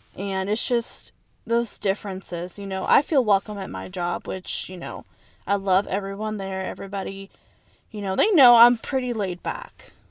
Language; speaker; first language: English; early bilingual, other home language; Spanish